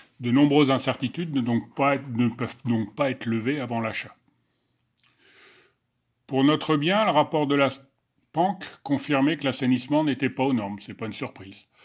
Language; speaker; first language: French; native; French